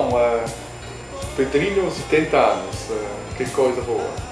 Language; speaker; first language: Portuguese; non-native, learner; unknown